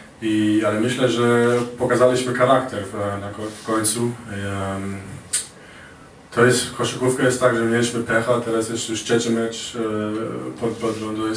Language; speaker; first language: Polish; early bilingual, heritage; Polish